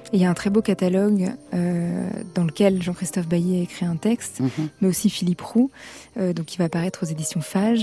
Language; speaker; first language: French; native; French